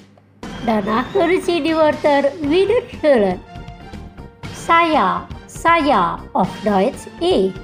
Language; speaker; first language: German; non-native, fluent; Indonesian